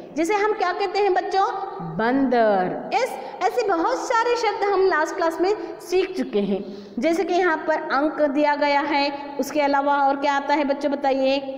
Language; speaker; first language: Hindi; non-native, local second language; Kannada